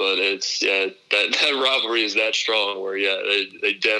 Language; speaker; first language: English; native; English